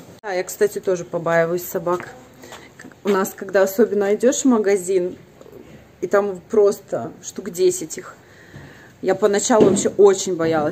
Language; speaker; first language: Russian; native; Russian